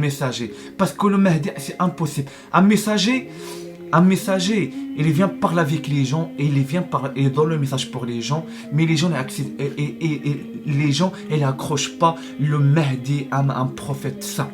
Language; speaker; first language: French; non-native, learner; Arabic